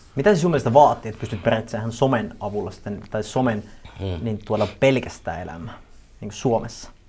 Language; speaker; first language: Finnish; native; Finnish